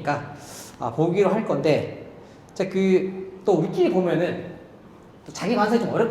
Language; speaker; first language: Korean; native; Korean